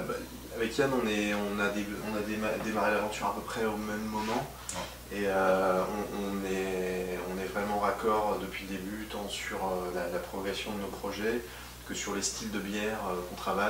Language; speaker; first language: French; native; French